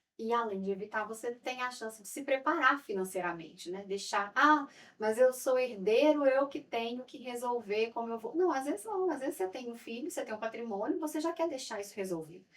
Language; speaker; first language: Portuguese; native; Portuguese